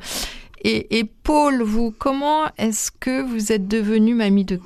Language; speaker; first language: French; native; French